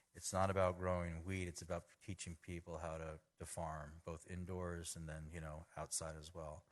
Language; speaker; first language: English; native; English